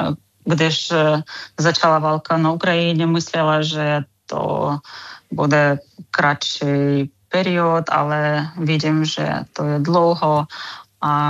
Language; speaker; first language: Czech; non-native, fluent; Ukrainian